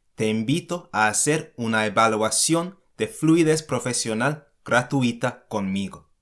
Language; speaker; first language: Spanish; non-native, fluent; English